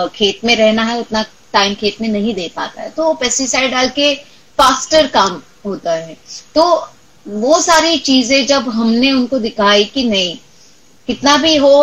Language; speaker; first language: Hindi; non-native, local second language; Marathi